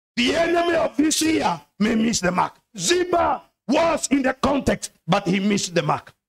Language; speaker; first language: English; non-native, local second language; Swahili